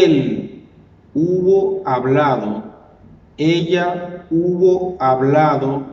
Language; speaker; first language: Spanish; non-native, learner; Haitian Creole